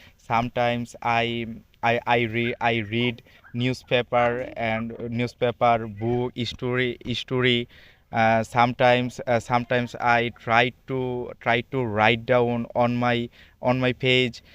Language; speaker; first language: English; non-native, learner; Bangla